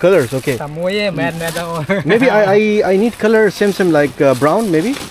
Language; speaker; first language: English; non-native, fluent; Urdu